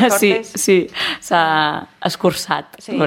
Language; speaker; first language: Catalan; native; Catalan